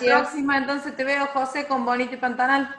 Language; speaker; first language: Spanish; native; Spanish